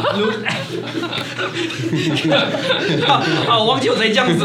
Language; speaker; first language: Chinese; non-native, fluent; French